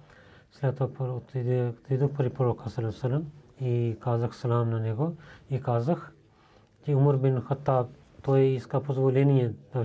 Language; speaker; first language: Bulgarian; non-native, learner; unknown